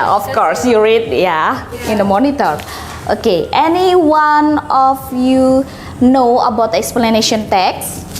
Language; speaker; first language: English; non-native, learner; Indonesian